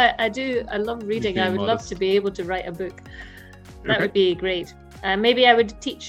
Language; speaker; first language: English; native; English